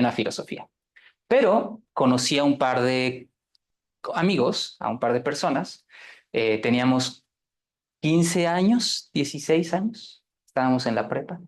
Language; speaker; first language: Spanish; native; Spanish